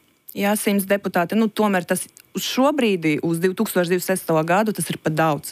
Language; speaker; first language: Latvian; non-native, local second language; Russian